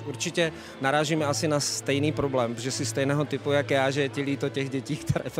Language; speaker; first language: Czech; native; Czech